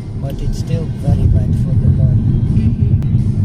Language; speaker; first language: English; non-native, fluent; Dutch